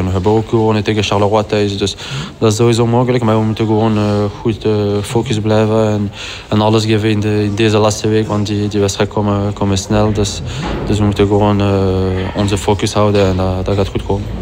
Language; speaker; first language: Dutch; non-native, local second language; French